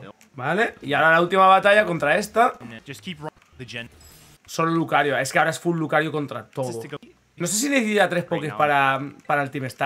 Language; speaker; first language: Spanish; native; Spanish